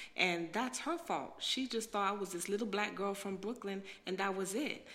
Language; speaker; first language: English; native; English